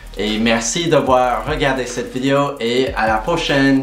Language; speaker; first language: French; non-native, fluent; English